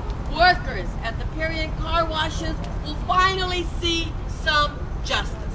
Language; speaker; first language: English; early bilingual, other home language; Spanish